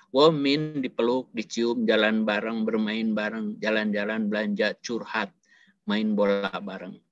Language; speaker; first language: English; non-native, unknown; Indonesian